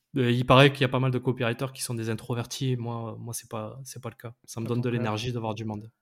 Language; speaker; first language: French; native; French